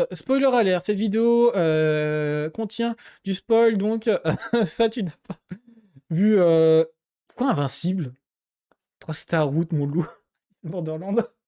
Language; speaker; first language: French; native; French